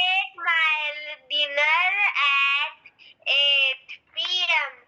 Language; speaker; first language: English; non-native, learner; Hindi